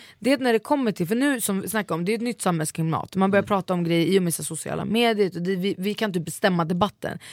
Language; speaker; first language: Swedish; native; Swedish